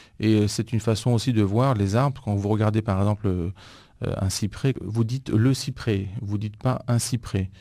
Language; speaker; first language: French; non-native, fluent; Greek